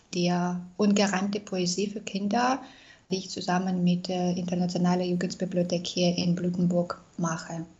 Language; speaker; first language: German; non-native, fluent; Russian